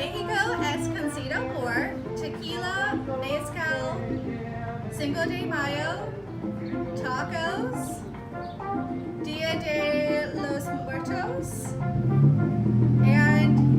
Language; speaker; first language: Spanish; non-native, learner; English